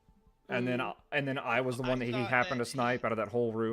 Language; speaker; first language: English; native; English